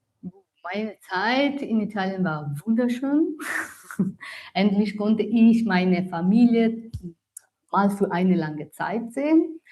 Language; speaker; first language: German; non-native, learner; Italian